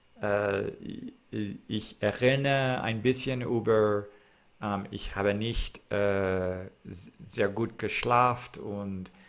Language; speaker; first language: German; non-native, learner; English